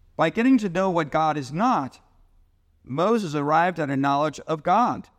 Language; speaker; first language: English; native; English